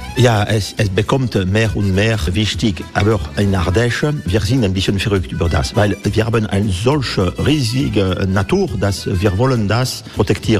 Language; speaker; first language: German; non-native, learner; French